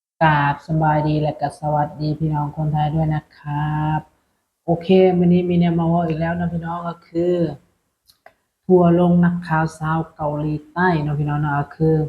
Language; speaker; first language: Thai; non-native, local second language; Lao